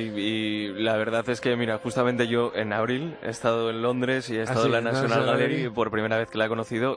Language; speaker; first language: Spanish; native; Spanish